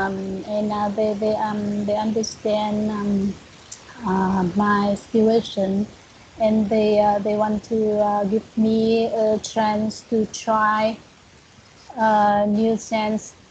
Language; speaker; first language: English; non-native, learner; Vietnamese